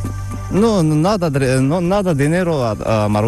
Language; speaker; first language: Spanish; non-native, learner; Arabic